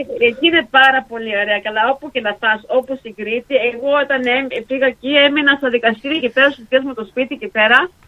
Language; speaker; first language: Greek; early bilingual, heritage; Greek